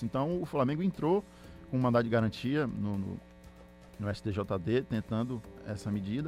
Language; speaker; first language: Portuguese; native; Portuguese